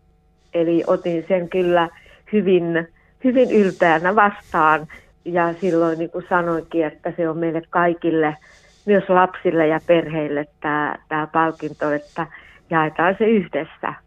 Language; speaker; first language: Finnish; native; Finnish